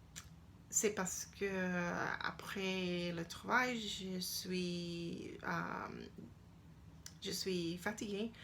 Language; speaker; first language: French; non-native, learner; English